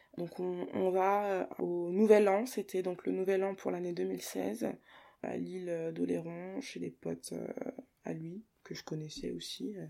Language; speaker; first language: French; early bilingual, other home language; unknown